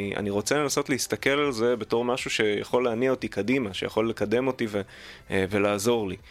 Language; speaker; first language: Hebrew; native; Hebrew